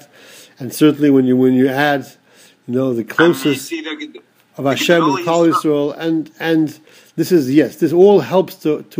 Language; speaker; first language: English; native; English